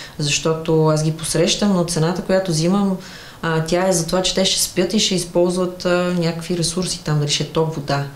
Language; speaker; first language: Bulgarian; early bilingual, other home language; Russian